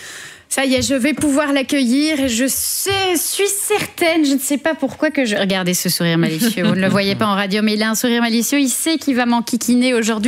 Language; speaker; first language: French; native; French